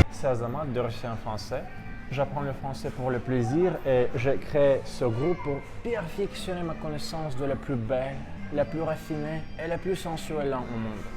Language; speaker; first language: French; non-native, fluent; Russian